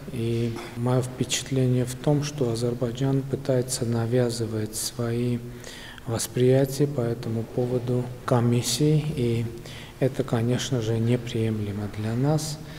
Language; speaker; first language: Russian; non-native, local second language; Armenian